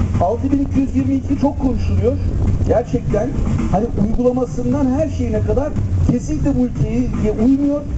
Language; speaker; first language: Turkish; native; Turkish